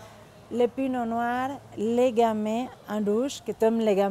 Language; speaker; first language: French; non-native, fluent; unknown